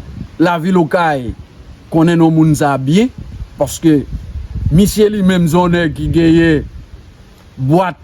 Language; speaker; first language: French; non-native, local second language; Haitian Creole